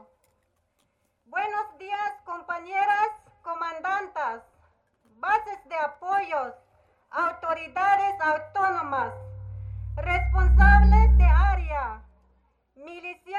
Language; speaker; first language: Spanish; non-native, local second language; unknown